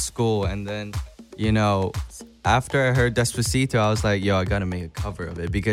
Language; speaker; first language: English; non-native, local second language; Cantonese